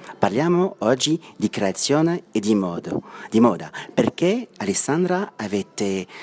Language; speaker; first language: Italian; non-native, learner; French